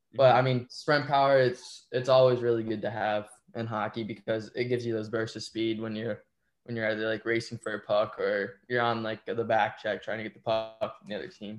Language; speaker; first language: English; native; English